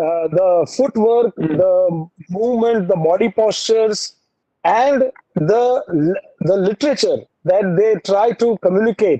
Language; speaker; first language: English; non-native, local second language; Gujarati